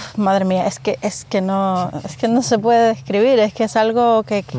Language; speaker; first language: Spanish; native; Spanish